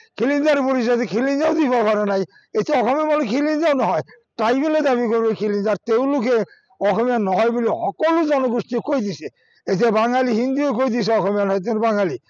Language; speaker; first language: Assamese; non-native, local second language; Bangla